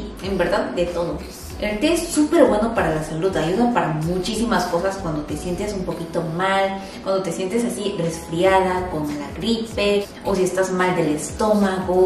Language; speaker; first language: Spanish; non-native, fluent; Korean